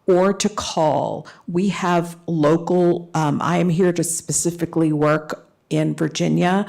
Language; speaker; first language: English; native; English